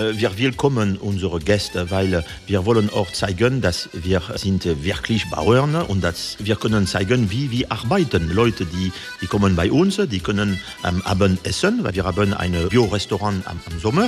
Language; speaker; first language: German; non-native, learner; French